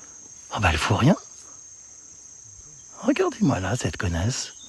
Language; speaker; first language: French; native; French